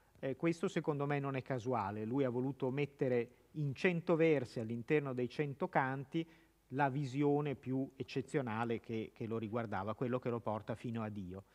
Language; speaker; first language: Italian; native; Italian